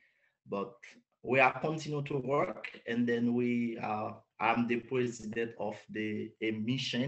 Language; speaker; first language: English; non-native, learner; Haitian Creole